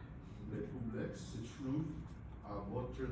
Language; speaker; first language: French; non-native, learner; English